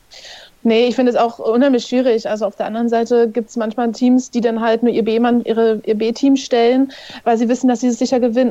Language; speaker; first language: German; native; German